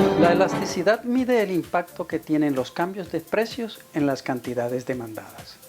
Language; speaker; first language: Spanish; native; Spanish